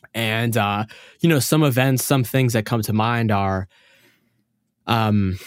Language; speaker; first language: English; early bilingual, other home language; Arabic